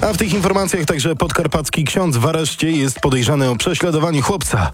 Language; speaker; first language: Polish; native; Polish